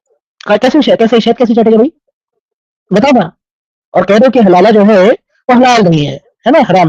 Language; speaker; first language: Hindi; native; Hindi